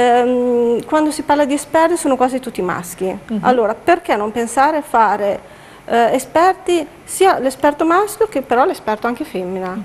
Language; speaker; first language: Italian; native; Italian